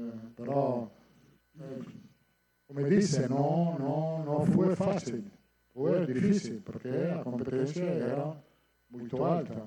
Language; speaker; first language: Spanish; non-native, fluent; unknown